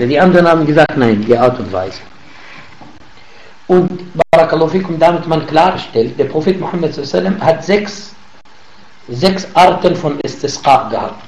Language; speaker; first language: German; non-native, learner; Arabic